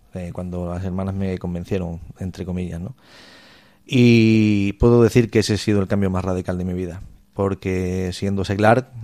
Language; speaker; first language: Spanish; native; Spanish